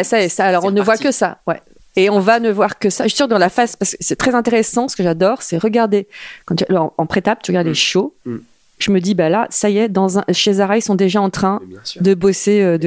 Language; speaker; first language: French; native; French